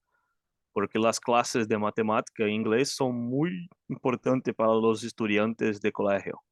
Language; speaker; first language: Spanish; non-native, learner; Portuguese